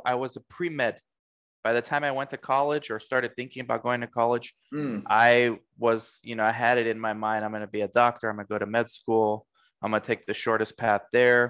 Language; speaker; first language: English; native; English